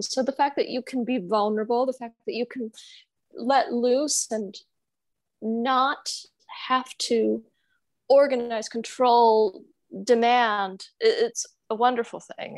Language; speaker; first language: English; non-native, fluent; German